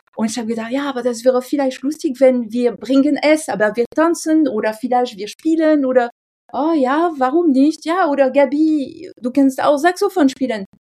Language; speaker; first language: German; non-native, fluent; French